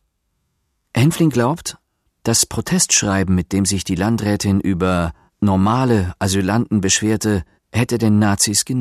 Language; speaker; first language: German; native; German